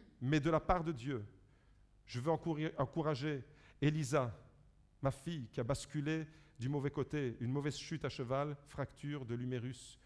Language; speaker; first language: French; early bilingual, other home language; Italian